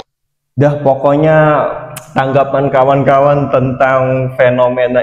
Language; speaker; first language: Indonesian; native; Indonesian